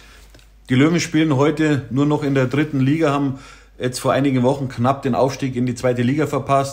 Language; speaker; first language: German; native; German